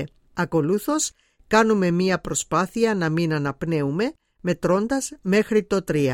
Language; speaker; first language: Greek; native; Greek